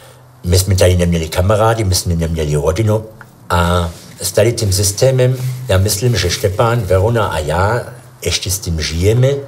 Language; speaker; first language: Czech; early bilingual, other home language; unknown